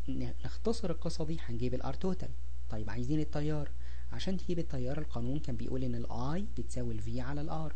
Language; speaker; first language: Arabic; native; Arabic